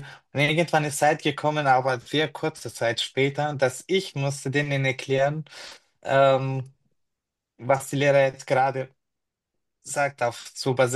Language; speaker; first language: German; non-native, fluent; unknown